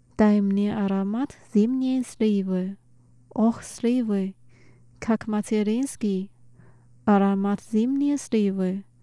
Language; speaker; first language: Russian; non-native, fluent; Chinese